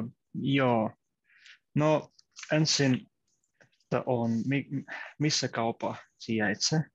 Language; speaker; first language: Finnish; non-native, learner; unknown